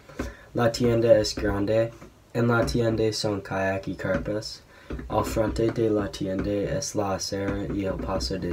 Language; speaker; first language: Spanish; non-native, learner; English